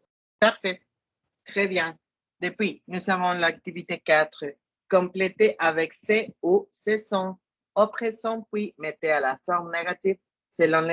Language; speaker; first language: French; non-native, fluent; Spanish